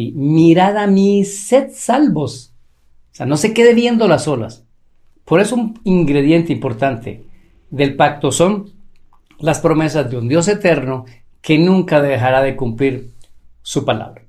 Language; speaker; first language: Spanish; native; Spanish